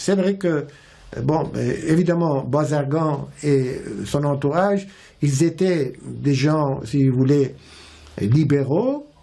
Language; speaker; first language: French; non-native, fluent; Persian